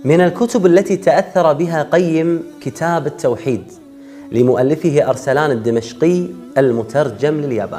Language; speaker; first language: Arabic; native; Arabic